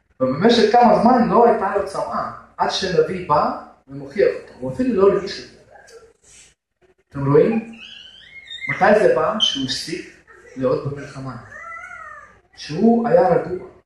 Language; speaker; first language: Hebrew; non-native, fluent; Russian